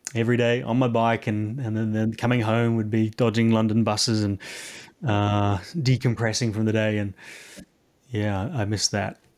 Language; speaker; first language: English; native; English